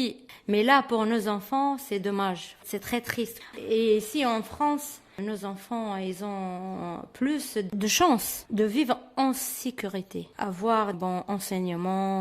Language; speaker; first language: French; non-native, fluent; Arabic